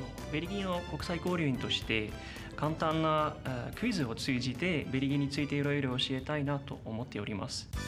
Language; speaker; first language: Japanese; non-native, fluent; Dutch